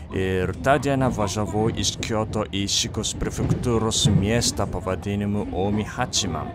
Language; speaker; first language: Lithuanian; non-native, fluent; Japanese